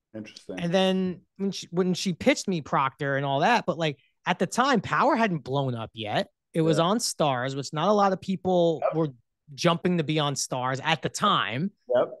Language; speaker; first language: English; native; English